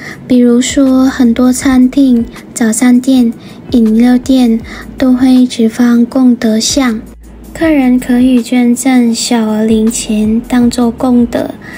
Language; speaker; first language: Chinese; non-native, fluent; Vietnamese